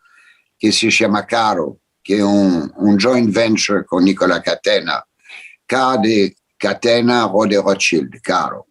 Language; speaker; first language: Portuguese; non-native, fluent; French